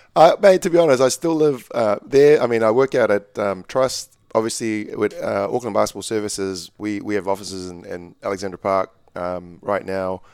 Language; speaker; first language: English; early bilingual, other home language; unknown